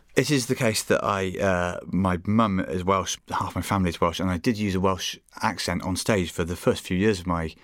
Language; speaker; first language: English; native; English